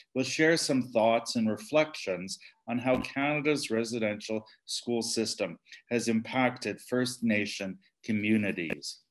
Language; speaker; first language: English; native; English